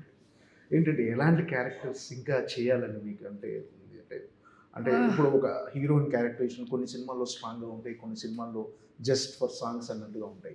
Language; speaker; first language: Telugu; native; Telugu